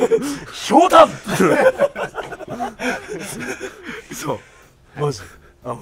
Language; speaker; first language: Japanese; native; Japanese